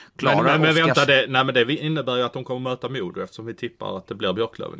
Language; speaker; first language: Swedish; native; Swedish